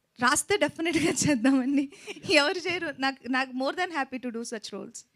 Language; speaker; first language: Telugu; native; Telugu